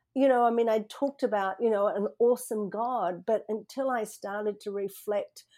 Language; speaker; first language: English; native; English